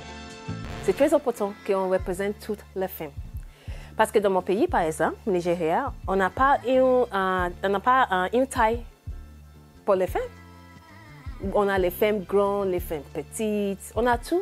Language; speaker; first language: French; non-native, learner; English